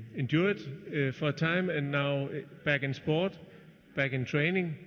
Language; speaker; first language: English; non-native, fluent; Danish